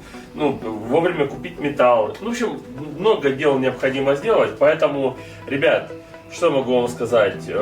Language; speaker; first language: Russian; native; Russian